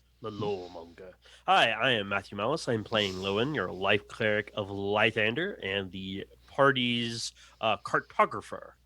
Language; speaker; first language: English; native; English